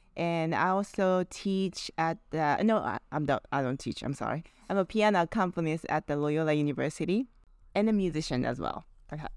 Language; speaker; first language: English; non-native, fluent; Japanese